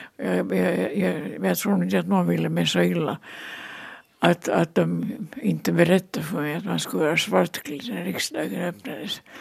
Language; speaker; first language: Swedish; native; Swedish